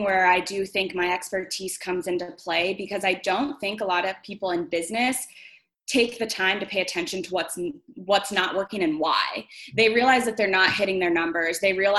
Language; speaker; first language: English; native; English